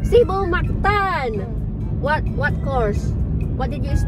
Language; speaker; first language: English; non-native, learner; Filipino